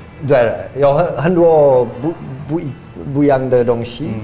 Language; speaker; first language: Chinese; non-native, fluent; Czech